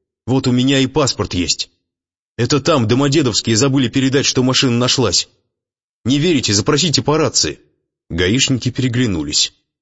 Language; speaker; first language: Russian; native; Russian